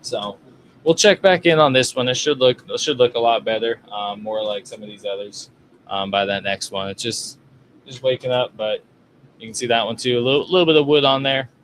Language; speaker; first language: English; native; English